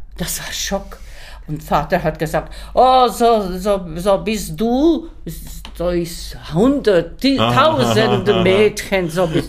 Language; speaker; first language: German; non-native, learner; Czech